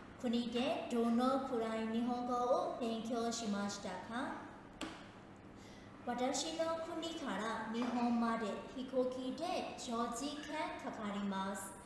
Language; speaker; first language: Japanese; non-native, fluent; Burmese